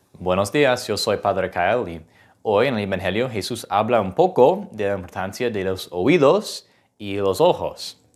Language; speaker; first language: Spanish; non-native, learner; English